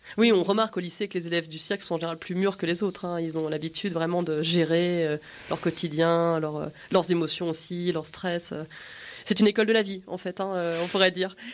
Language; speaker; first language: French; native; French